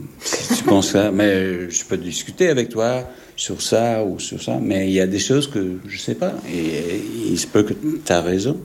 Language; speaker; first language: French; non-native, fluent; English